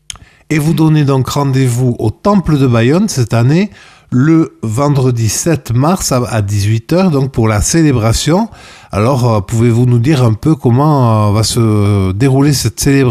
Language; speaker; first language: French; native; French